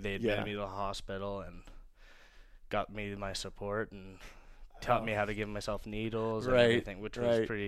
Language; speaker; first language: English; native; English